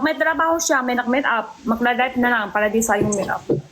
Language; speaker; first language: Filipino; non-native, learner; Chinese